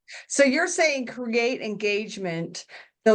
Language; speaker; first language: English; native; English